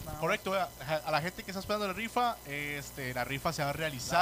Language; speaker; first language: Spanish; native; Spanish